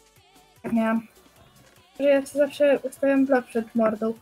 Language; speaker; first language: Polish; native; Polish